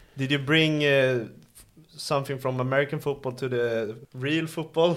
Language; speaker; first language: English; non-native, fluent; Swedish